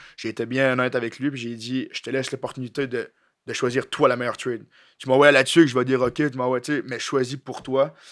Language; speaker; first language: French; native; French